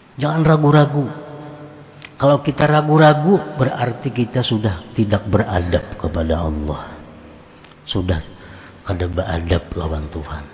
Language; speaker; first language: Indonesian; non-native, local second language; Banjar